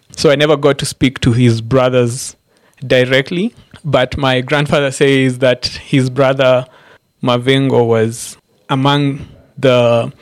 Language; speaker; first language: English; non-native, local second language; Embu